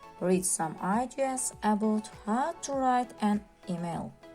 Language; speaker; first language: English; non-native, fluent; Azerbaijani